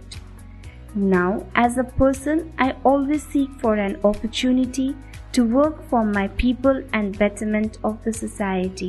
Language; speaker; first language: English; non-native, local second language; Nepali